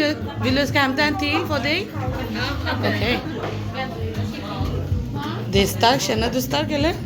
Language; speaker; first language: Swedish; non-native, learner; Bangla